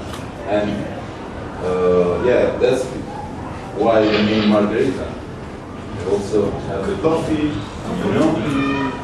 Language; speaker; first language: English; non-native, learner; Italian